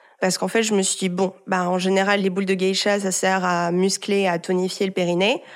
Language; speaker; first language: French; early bilingual, heritage; French